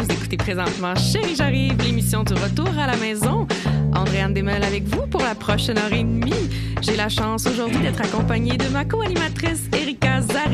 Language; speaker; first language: French; native; French